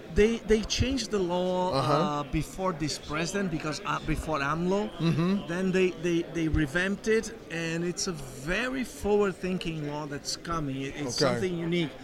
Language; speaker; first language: English; non-native, fluent; Portuguese